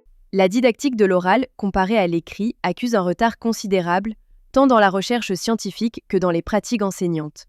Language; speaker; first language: French; non-native, local second language; Arabic